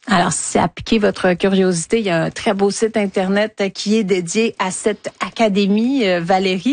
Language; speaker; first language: French; native; French